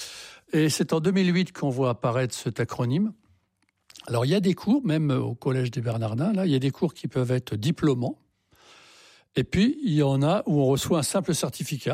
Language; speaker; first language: French; native; French